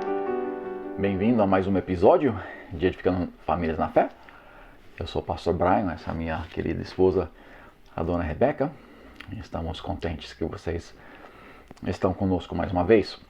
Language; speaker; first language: Portuguese; non-native, fluent; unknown